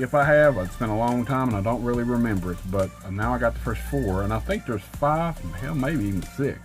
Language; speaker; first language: English; native; English